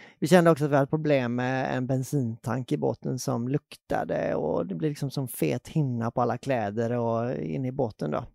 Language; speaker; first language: Swedish; native; Swedish